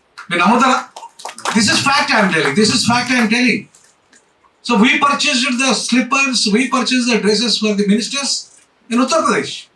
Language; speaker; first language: English; non-native, local second language; Telugu